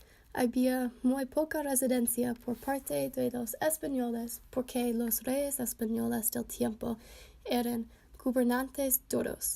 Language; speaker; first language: Spanish; non-native, learner; English